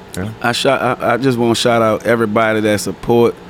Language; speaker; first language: English; native; English